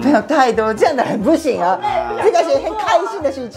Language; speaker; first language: Chinese; non-native, learner; Japanese